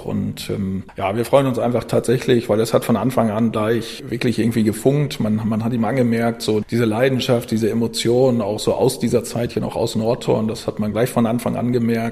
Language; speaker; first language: German; native; German